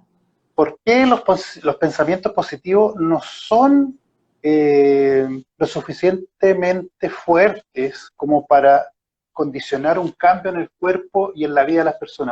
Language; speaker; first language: Spanish; native; Spanish